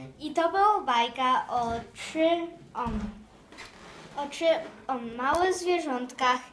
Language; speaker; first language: Polish; early bilingual, heritage; Polish